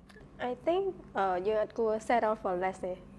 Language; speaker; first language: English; non-native, fluent; Khmer